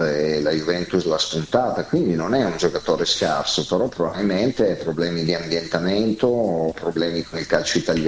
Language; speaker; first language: Italian; native; Italian